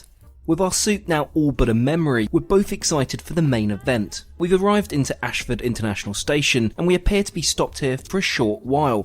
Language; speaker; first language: English; native; English